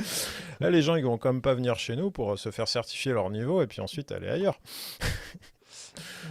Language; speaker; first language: French; native; French